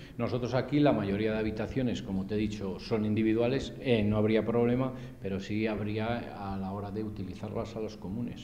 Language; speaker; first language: Spanish; native; Spanish